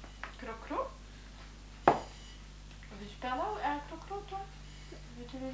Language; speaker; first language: French; native; French